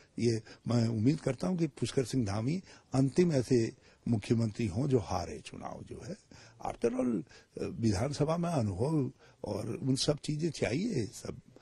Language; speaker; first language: Hindi; native; Hindi